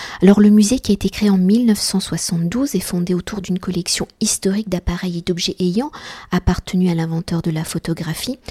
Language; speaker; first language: French; native; French